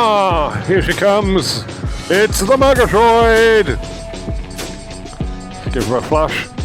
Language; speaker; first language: English; native; English